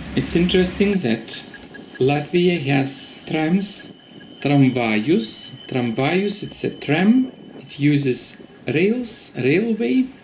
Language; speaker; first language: English; non-native, fluent; Lithuanian